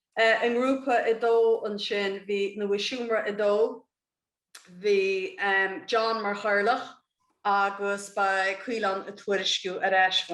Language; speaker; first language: Irish; native; Irish